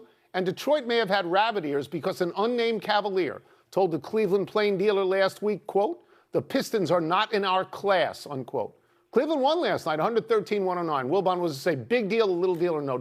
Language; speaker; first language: English; native; English